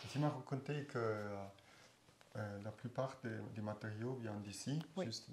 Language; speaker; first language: French; non-native, fluent; German